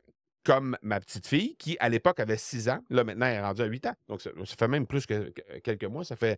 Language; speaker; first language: French; native; French